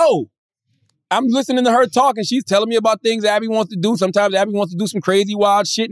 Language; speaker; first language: English; native; English